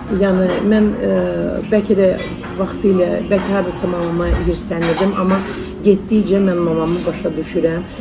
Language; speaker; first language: Azerbaijani; early bilingual, heritage; Azerbaijani